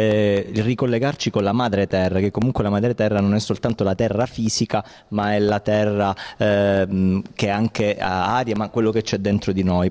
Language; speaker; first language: Italian; native; Italian